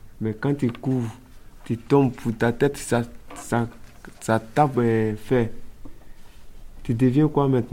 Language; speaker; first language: French; non-native, learner; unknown